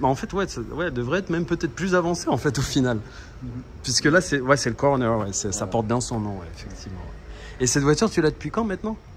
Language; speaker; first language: French; native; French